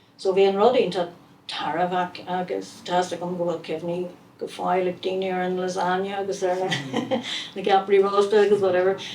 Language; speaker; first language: Irish; non-native, local second language; English